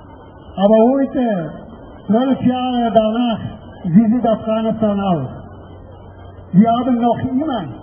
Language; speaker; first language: German; non-native, fluent; Persian